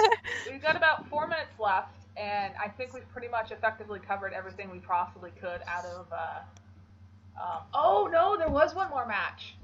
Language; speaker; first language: English; native; English